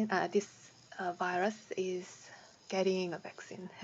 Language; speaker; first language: English; non-native, learner; Korean